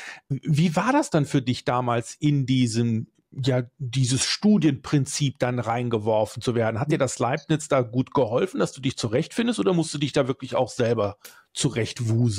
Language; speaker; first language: German; native; German